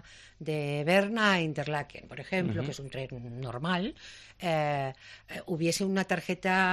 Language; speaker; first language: Spanish; native; Spanish